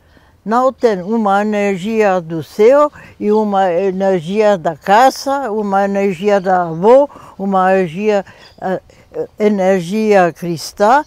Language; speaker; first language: Portuguese; non-native, fluent; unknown